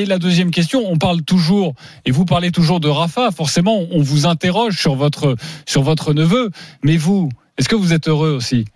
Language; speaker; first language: French; native; French